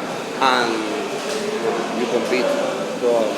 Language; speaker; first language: English; non-native, learner; Spanish